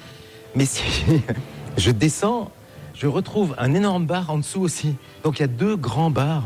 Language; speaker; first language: French; native; French